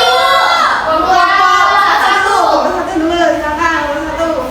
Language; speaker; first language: Indonesian; native; Indonesian